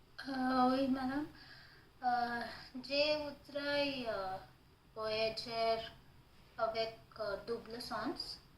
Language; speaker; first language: French; non-native, learner; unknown